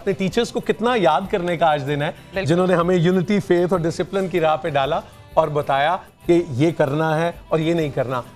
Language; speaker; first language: Urdu; native; Urdu